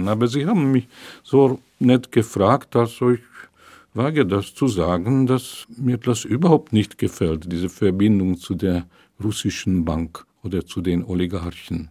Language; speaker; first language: German; non-native, fluent; Hungarian